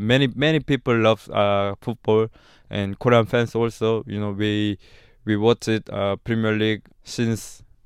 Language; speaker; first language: English; non-native, learner; Korean